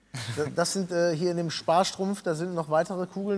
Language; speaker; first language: German; native; German